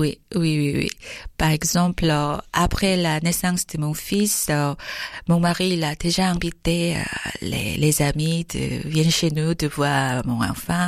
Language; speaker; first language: French; non-native, fluent; Korean